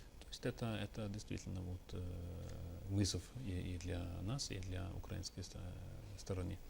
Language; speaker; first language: Russian; non-native, fluent; Norwegian